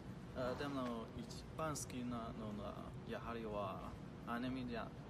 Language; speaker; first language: Japanese; non-native, learner; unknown